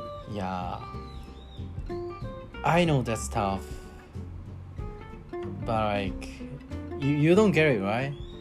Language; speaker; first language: English; non-native, learner; Japanese